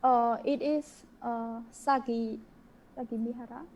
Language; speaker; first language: English; non-native, learner; Khmer